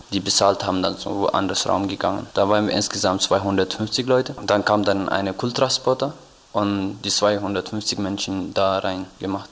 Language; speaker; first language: German; non-native, learner; Tigrinya